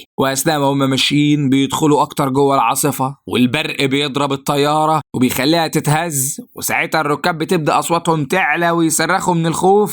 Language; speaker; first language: Arabic; native; Arabic